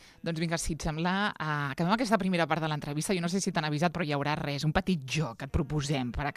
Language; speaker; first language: Catalan; native; Catalan